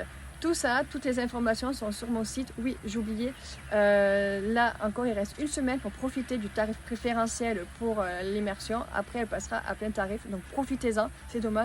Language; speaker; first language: French; native; French